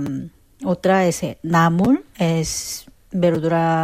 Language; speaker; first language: Spanish; non-native, learner; Korean